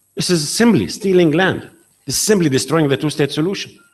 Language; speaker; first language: English; non-native, fluent; Arabic